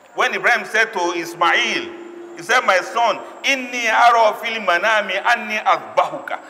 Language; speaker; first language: English; non-native, local second language; Yoruba